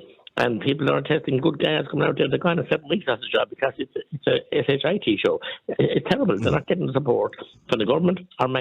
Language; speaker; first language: English; native; English